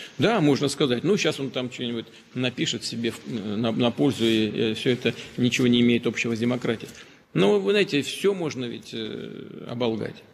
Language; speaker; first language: Russian; native; Russian